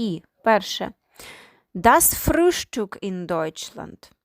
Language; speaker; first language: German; non-native, fluent; Ukrainian